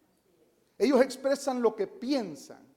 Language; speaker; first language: Spanish; native; Spanish